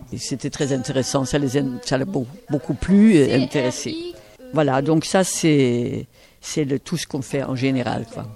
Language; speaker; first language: French; native; French